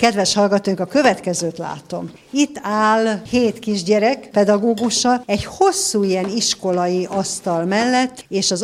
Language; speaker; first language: Hungarian; native; Hungarian